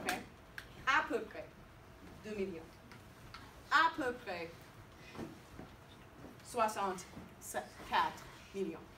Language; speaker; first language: French; non-native, fluent; English